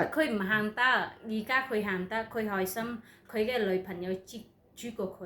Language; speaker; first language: Cantonese; non-native, learner; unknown